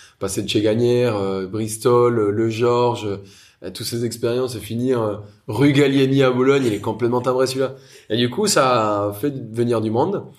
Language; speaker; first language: French; non-native, fluent; Spanish